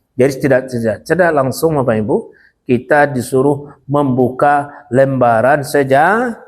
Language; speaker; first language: Malay; non-native, local second language; Minangkabau